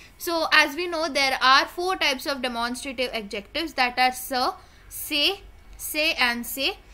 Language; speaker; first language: English; non-native, local second language; Hindi